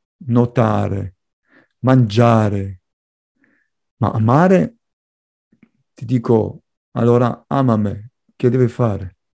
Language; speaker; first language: Italian; non-native, fluent; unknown